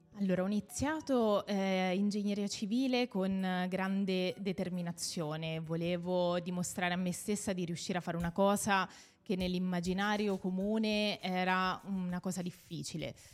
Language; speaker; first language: Italian; native; Italian